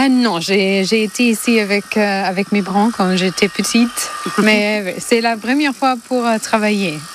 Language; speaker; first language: French; non-native, learner; German